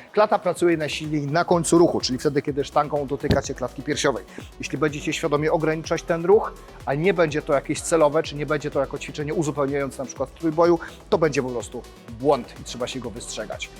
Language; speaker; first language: Polish; native; Polish